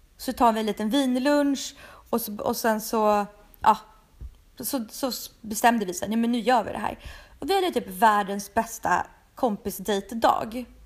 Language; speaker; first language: Swedish; early bilingual, other home language; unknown